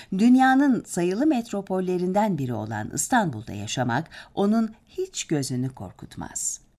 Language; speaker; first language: Turkish; native; Turkish